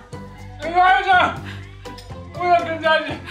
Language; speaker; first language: Chinese; non-native, learner; German